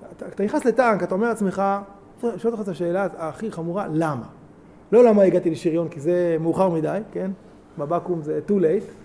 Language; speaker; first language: Hebrew; native; Hebrew